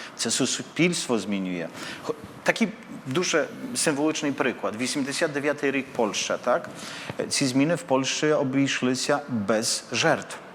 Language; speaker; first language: Polish; non-native, learner; Ukrainian